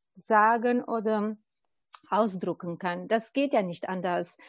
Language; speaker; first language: German; non-native, fluent; Albanian